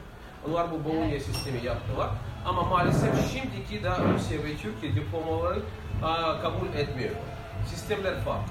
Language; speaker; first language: Turkish; non-native, fluent; Russian